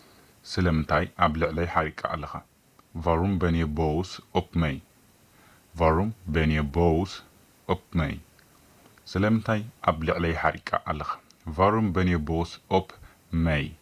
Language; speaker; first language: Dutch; non-native, fluent; Tigrinya